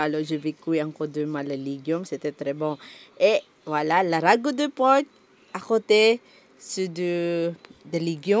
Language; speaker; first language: French; non-native, learner; Filipino